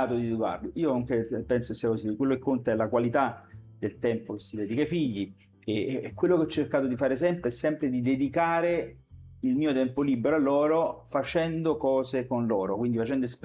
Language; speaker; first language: Italian; native; Italian